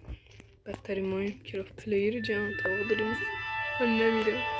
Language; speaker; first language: Persian; native; Persian